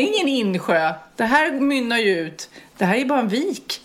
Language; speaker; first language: Swedish; native; Swedish